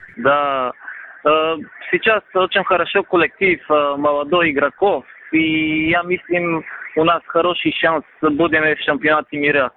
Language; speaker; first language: Russian; non-native, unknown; Bulgarian